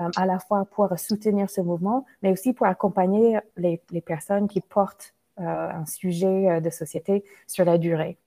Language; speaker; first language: French; non-native, fluent; English